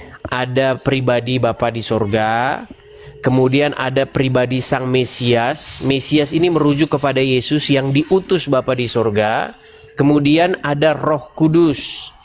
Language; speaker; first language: Indonesian; native; Indonesian